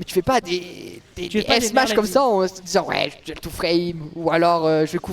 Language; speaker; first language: French; native; French